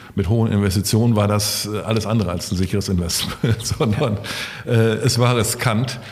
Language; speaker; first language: German; native; German